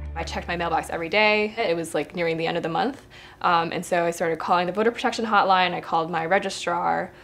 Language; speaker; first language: English; native; English